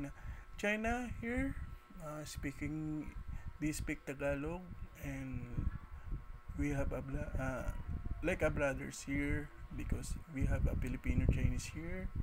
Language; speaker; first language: English; non-native, learner; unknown